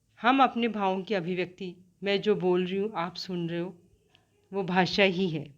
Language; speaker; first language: Hindi; native; Hindi